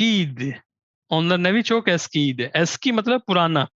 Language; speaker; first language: Turkish; non-native, fluent; Urdu